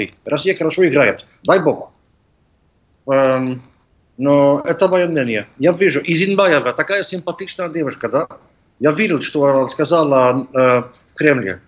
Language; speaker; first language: Russian; non-native, learner; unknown